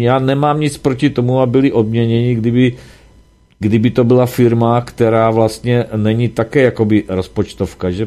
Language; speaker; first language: Czech; native; Czech